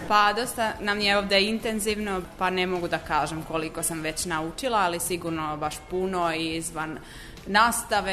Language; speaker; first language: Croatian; non-native, fluent; German